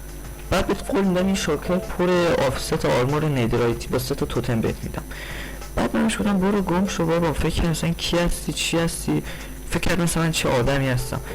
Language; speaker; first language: Persian; native; Persian